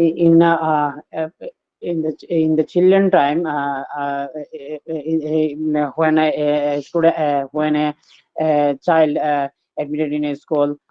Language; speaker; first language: English; non-native, learner; Bangla